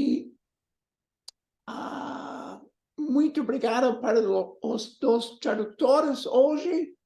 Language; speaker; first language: Portuguese; non-native, learner; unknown